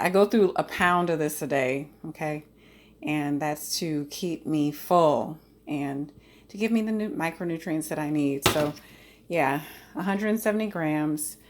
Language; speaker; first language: English; native; English